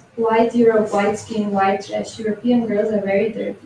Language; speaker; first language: English; non-native, fluent; Slovenian